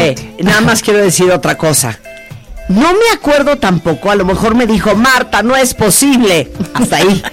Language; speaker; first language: Spanish; native; Spanish